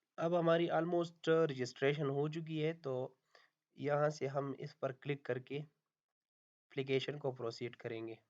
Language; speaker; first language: Hindi; non-native, local second language; Punjabi